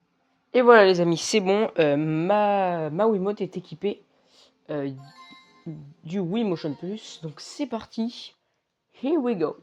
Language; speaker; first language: French; native; French